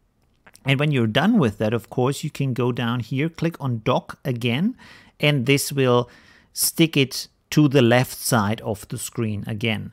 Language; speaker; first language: English; non-native, fluent; German